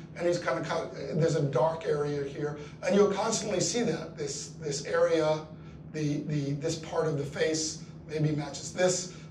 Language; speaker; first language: English; native; English